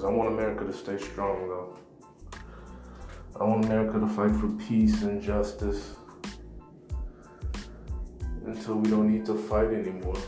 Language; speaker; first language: English; native; English